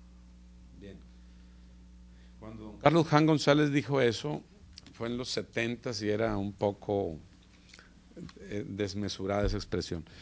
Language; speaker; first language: Spanish; native; Spanish